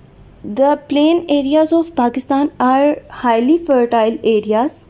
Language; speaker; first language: English; non-native, local second language; Urdu